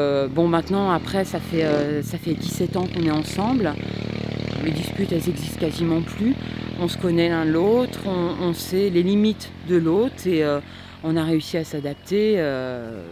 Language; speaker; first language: French; native; French